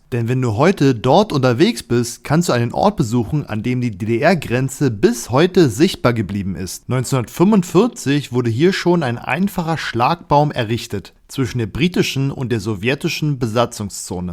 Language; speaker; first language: German; native; German